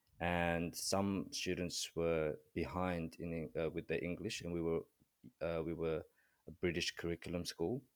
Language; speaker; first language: English; early bilingual, other home language; Korean